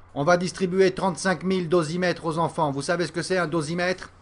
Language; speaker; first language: French; native; French